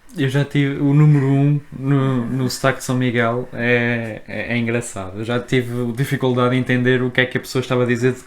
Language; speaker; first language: Portuguese; native; Portuguese